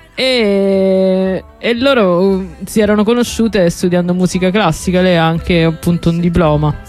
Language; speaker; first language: Italian; native; Italian